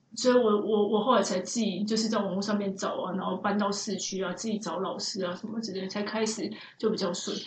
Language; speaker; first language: Chinese; native; Chinese